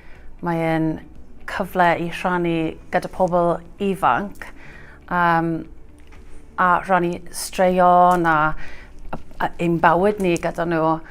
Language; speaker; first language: Welsh; non-native, local second language; English